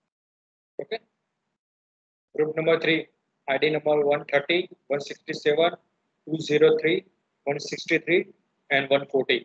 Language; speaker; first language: English; non-native, local second language; Gujarati